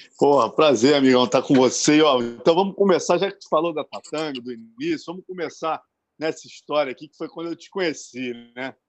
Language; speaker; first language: Portuguese; native; Portuguese